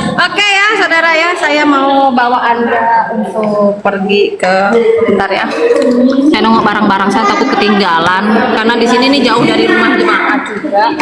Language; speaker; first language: Indonesian; non-native, local second language; Madurese